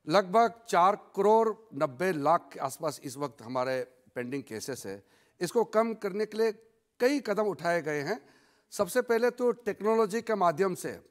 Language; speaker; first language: Hindi; non-native, local second language; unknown